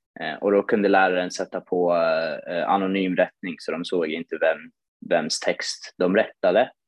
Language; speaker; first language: Swedish; early bilingual, other home language; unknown